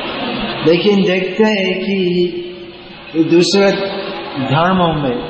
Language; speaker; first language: Hindi; non-native, learner; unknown